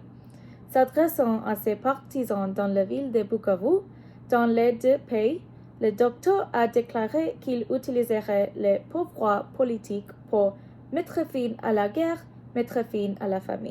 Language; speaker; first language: French; non-native, learner; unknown